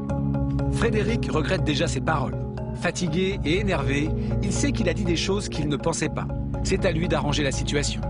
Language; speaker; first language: French; native; French